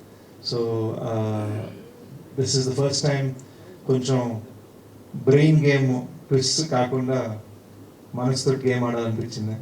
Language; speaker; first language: Telugu; early bilingual, heritage; Telugu